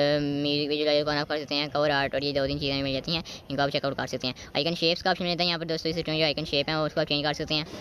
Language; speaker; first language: Urdu; native; Urdu